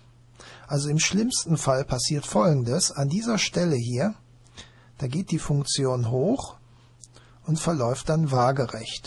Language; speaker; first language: German; native; German